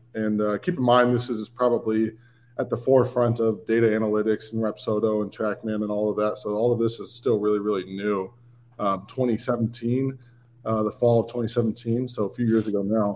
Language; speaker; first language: English; native; English